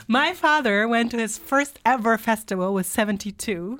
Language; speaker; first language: English; non-native, fluent; German